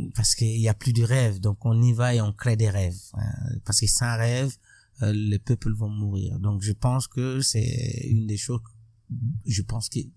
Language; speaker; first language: French; non-native, local second language; Mossi